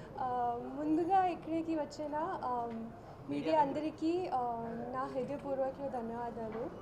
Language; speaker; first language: Telugu; non-native, learner; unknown